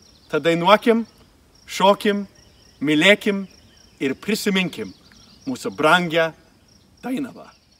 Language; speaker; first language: Lithuanian; early bilingual, heritage; Lithuanian